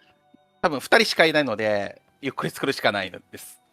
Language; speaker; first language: Japanese; non-native, fluent; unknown